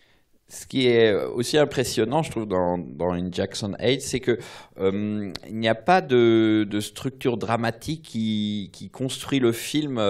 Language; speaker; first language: French; native; French